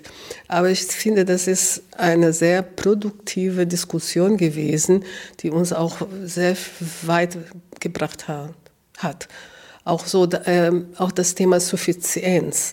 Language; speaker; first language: German; non-native, fluent; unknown